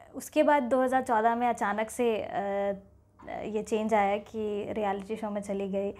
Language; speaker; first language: Hindi; native; Hindi